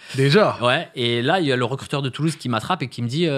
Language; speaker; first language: French; native; French